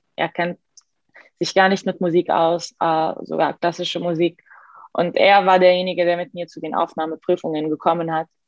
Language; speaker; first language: German; non-native, fluent; Arabic